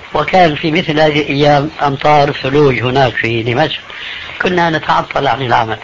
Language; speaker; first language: Arabic; early bilingual, other home language; Albanian